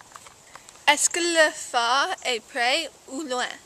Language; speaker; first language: French; non-native, learner; English